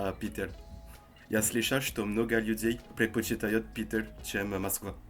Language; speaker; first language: Russian; non-native, learner; French